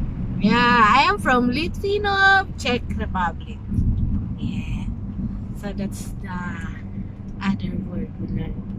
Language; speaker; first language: English; non-native, local second language; Filipino